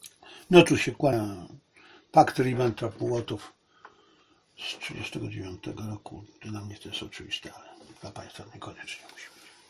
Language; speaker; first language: Polish; native; Polish